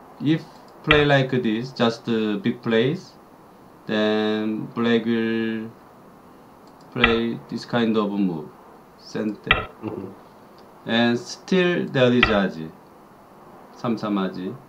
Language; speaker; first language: English; non-native, learner; Korean